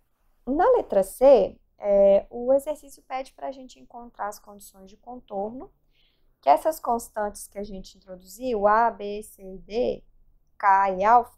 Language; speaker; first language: Portuguese; native; Portuguese